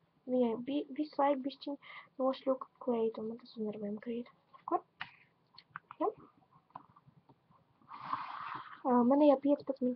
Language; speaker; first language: Latvian; non-native, local second language; Russian